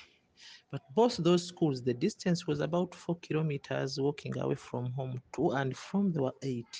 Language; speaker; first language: English; non-native, local second language; Ganda